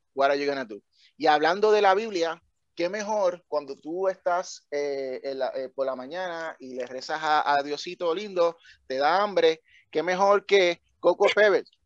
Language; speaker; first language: Spanish; native; Spanish